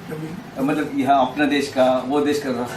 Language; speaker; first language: Hindi; non-native, local second language; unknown